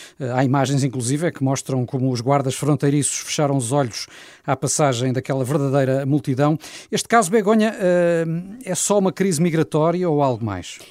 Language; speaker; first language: Portuguese; native; Portuguese